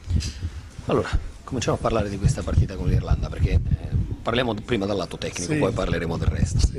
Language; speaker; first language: Italian; native; Italian